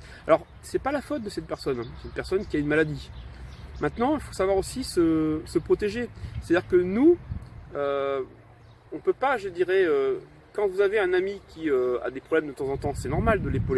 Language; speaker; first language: French; native; French